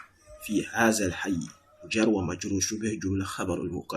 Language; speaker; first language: Arabic; non-native, fluent; English